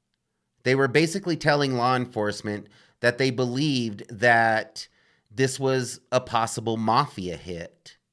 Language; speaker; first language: English; native; English